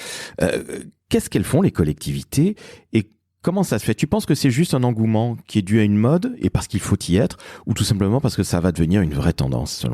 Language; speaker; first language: French; native; French